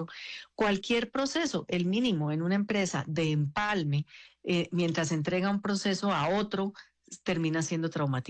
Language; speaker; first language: Spanish; native; Spanish